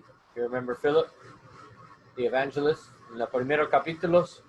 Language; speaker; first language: Spanish; non-native, learner; English